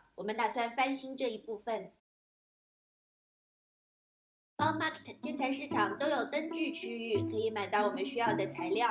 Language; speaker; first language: Chinese; native; Chinese